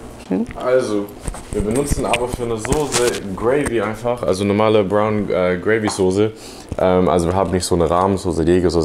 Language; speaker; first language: German; early bilingual, heritage; English